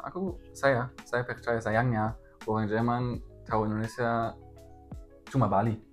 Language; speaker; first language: Indonesian; non-native, learner; German